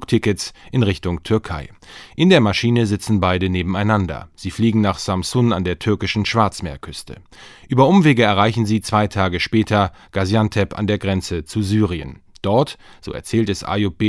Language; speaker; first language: German; native; German